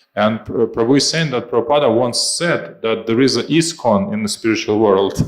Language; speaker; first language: English; non-native, fluent; Russian